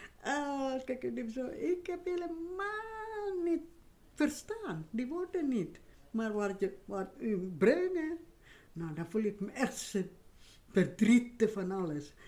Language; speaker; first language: Dutch; non-native, learner; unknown